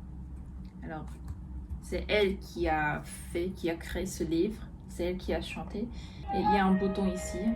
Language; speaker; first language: French; non-native, fluent; Korean